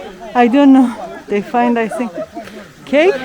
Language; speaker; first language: English; non-native, learner; Kurdish